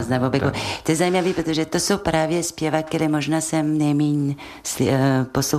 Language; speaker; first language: Czech; non-native, fluent; French